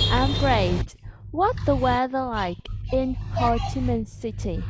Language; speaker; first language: English; non-native, fluent; Vietnamese